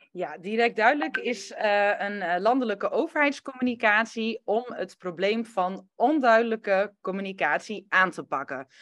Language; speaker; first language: Dutch; early bilingual, other home language; Romanian